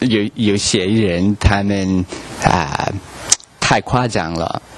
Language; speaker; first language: Chinese; non-native, learner; English